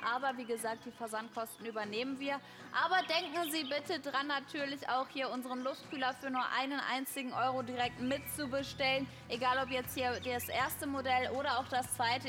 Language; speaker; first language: German; native; German